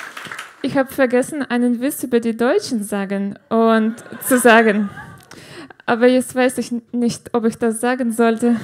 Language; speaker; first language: German; non-native, fluent; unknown